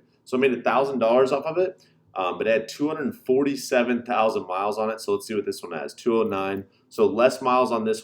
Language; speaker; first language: English; native; English